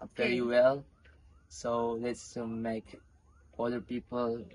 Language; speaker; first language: English; non-native, learner; Indonesian